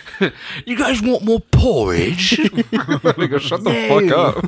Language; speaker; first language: English; native; English